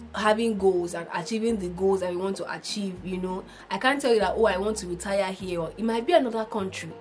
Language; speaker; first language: English; non-native, local second language; Igbo